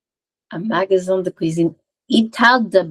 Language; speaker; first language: French; non-native, learner; English